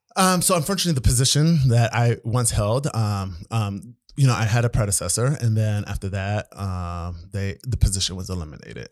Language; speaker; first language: English; native; English